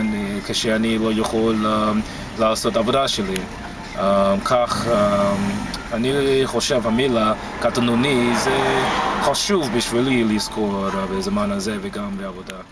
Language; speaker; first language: Hebrew; non-native, learner; English